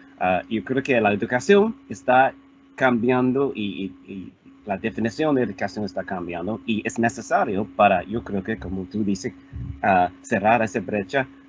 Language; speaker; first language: Spanish; non-native, fluent; English